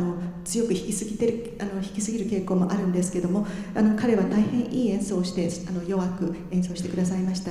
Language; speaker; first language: Japanese; native; Japanese